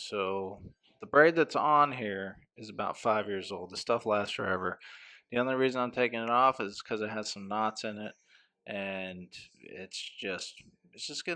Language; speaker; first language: English; native; English